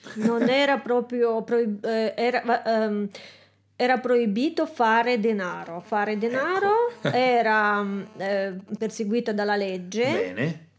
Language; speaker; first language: Italian; non-native, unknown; Russian